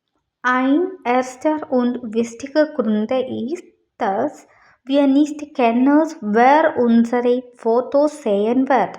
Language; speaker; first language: German; non-native, learner; Malayalam